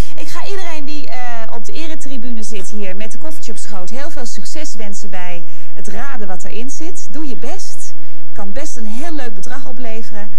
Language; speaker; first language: Dutch; native; Dutch